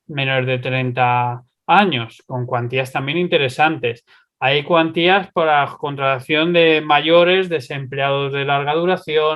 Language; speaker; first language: Spanish; native; Spanish